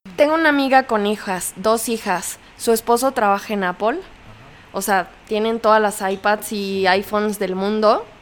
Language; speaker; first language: Spanish; native; Spanish